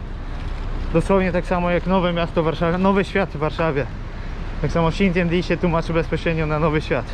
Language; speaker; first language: Polish; native; Polish